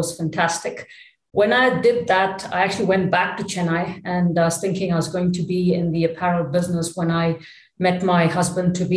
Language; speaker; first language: English; non-native, local second language; Tamil